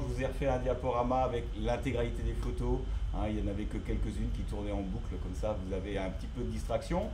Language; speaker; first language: French; native; French